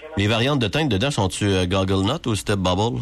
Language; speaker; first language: French; native; French